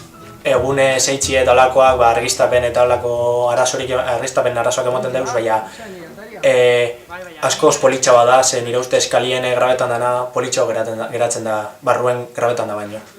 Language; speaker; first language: Basque; native; Basque